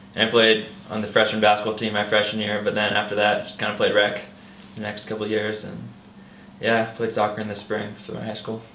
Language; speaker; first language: English; native; English